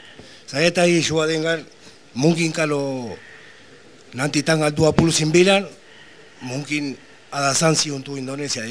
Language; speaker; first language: Indonesian; non-native, learner; Spanish